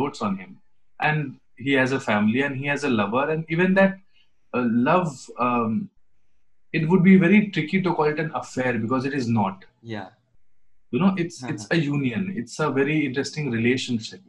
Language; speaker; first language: English; non-native, local second language; Hindi